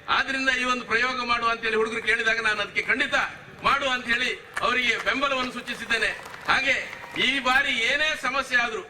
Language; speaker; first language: Kannada; native; Kannada